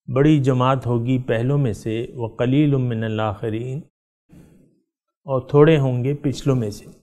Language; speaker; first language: Urdu; native; Urdu